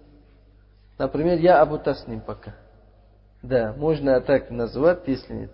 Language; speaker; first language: Russian; non-native, fluent; Uzbek